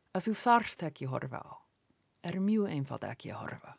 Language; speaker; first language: Icelandic; non-native, learner; English